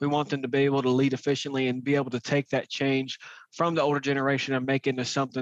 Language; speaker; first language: English; native; English